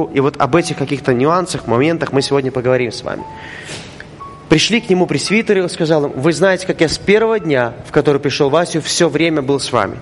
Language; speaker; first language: Russian; native; Russian